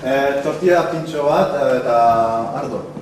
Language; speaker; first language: Basque; non-native, learner; Spanish